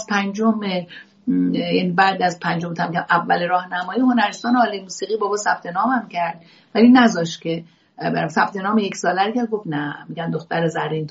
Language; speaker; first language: Persian; non-native, local second language; Azerbaijani